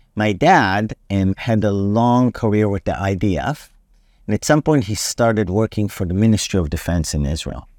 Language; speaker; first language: English; non-native, fluent; Hebrew